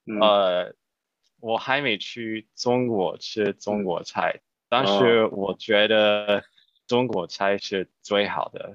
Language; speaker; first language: Chinese; non-native, learner; English